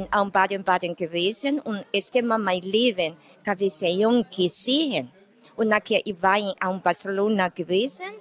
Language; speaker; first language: German; non-native, learner; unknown